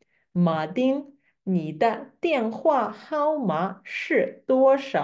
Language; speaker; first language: Chinese; non-native, fluent; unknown